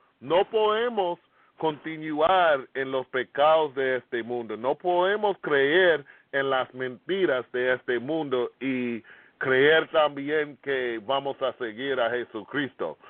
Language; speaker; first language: Spanish; non-native, fluent; English